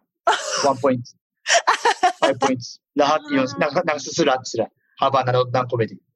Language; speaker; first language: Filipino; non-native, learner; Japanese